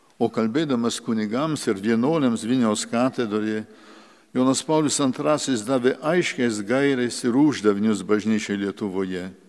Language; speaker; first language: Lithuanian; early bilingual, heritage; Lithuanian